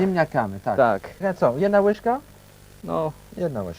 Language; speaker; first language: Polish; non-native, learner; Chinese